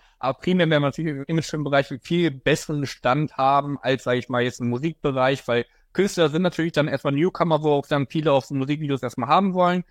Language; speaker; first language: German; native; German